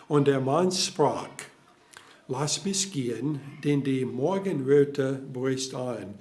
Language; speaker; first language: German; non-native, fluent; English